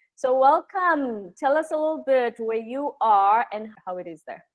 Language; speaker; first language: English; non-native, local second language; Zulu